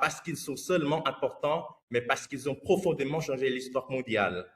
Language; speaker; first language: French; non-native, fluent; Vietnamese